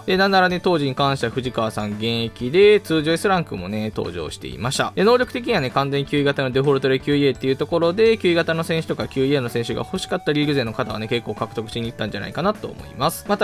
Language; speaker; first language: Japanese; native; Japanese